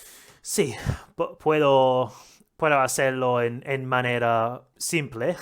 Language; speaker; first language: Spanish; non-native, learner; English